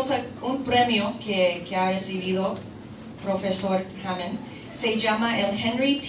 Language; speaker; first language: Spanish; non-native, fluent; English